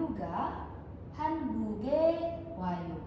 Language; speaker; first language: Korean; non-native, fluent; Indonesian